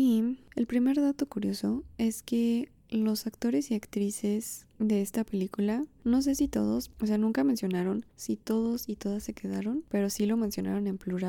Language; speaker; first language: Spanish; native; Spanish